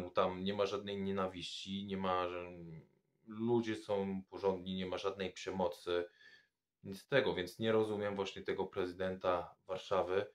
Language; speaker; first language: Polish; non-native, fluent; French